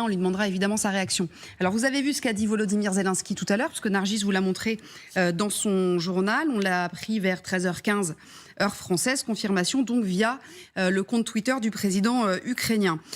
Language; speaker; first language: French; native; French